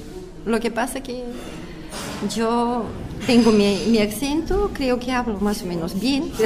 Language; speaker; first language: Spanish; non-native, learner; Bulgarian